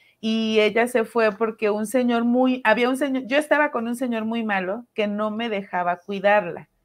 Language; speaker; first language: Spanish; native; Spanish